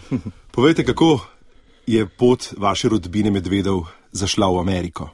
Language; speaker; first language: Slovenian; native; Slovenian